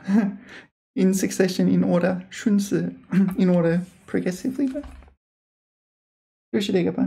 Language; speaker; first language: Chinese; non-native, fluent; English